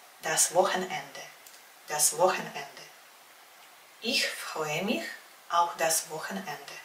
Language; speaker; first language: German; non-native, fluent; Czech